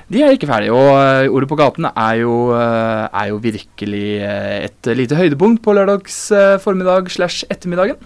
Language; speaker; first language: Norwegian; native; Norwegian